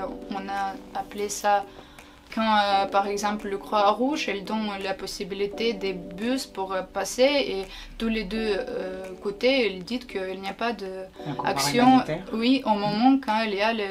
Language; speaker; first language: French; non-native, learner; Ukrainian